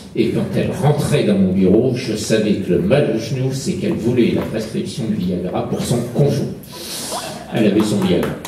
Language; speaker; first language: French; native; French